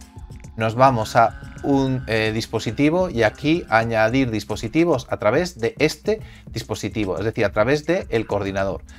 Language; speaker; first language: Spanish; native; Spanish